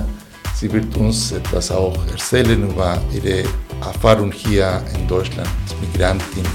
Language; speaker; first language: German; non-native, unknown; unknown